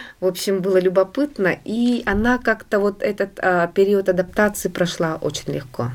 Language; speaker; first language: Russian; non-native, local second language; Yakut